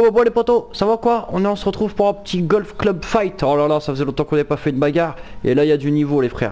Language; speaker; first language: French; native; French